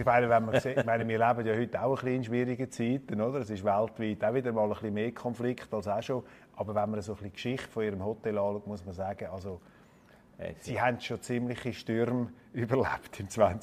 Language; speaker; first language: German; native; German